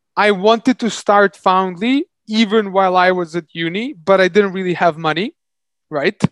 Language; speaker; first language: English; non-native, fluent; Serbian